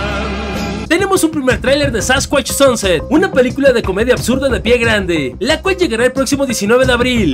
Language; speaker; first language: Spanish; native; Spanish